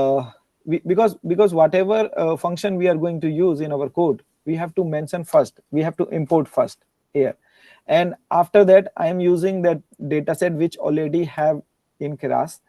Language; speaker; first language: English; non-native, learner; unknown